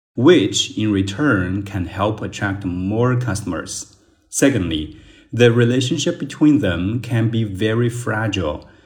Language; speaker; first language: English; non-native, fluent; Chinese